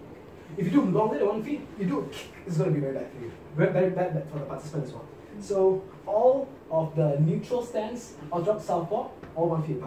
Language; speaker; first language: English; non-native, local second language; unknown